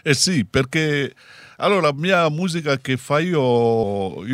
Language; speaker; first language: Italian; non-native, learner; Bambara